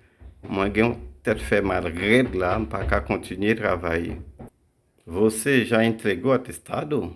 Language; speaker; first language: Portuguese; non-native, fluent; Haitian Creole